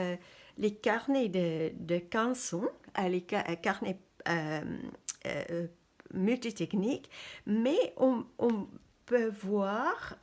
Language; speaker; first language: French; non-native, fluent; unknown